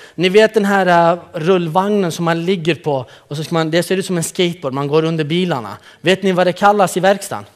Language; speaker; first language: Swedish; early bilingual, other home language; Central Kurdish